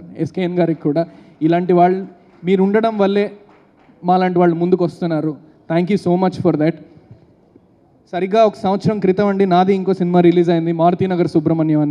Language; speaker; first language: Telugu; native; Telugu